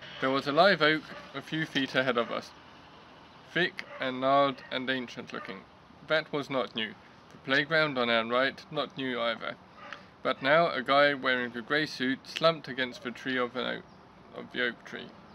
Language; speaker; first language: English; early bilingual, other home language; Hungarian